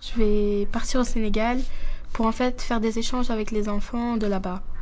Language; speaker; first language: French; native; French